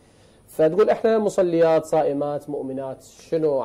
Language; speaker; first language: Arabic; native; Arabic